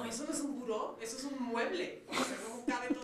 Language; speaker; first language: Spanish; native; Spanish